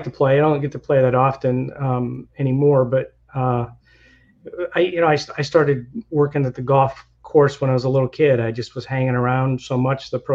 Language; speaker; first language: English; native; English